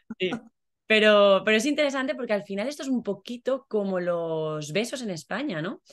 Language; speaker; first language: Spanish; native; Spanish